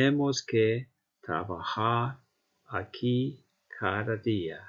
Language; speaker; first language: Spanish; non-native, fluent; Icelandic